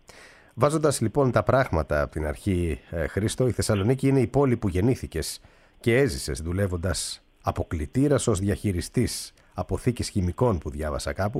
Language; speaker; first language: Greek; native; Greek